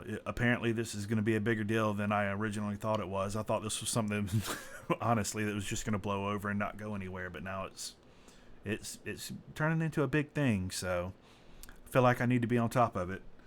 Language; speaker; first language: English; native; English